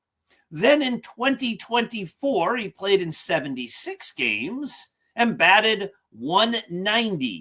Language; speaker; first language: English; native; English